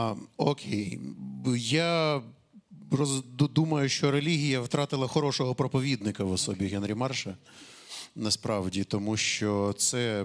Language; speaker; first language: Ukrainian; native; Ukrainian